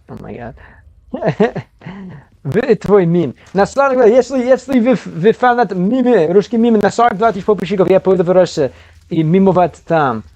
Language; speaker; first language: Russian; non-native, learner; English